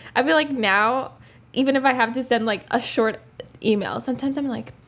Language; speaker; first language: English; non-native, fluent; Spanish